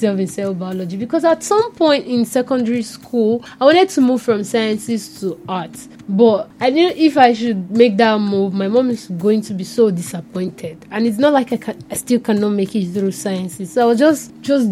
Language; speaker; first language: English; non-native, local second language; Nigerian Pidgin